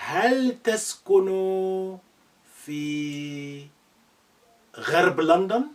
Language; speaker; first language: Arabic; non-native, fluent; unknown